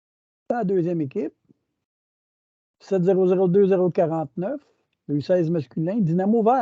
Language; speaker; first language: French; native; French